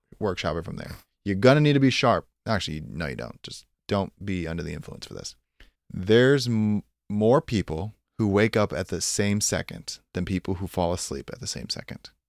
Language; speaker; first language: English; native; English